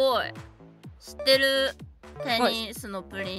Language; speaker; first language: Japanese; native; Japanese